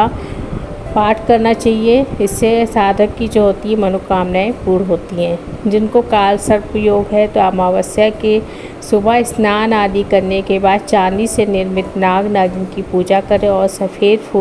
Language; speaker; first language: Hindi; native; Hindi